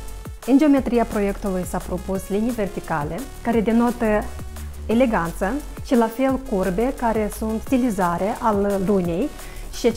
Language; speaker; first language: Romanian; native; Romanian